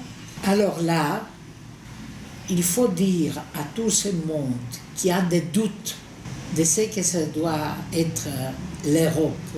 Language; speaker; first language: French; non-native, fluent; Greek